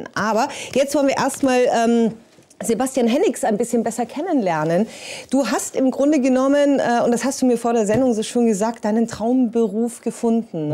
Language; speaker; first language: German; native; German